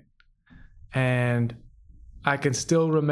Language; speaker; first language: English; native; English